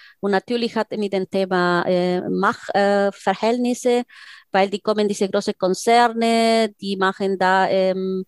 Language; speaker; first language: German; non-native, fluent; Spanish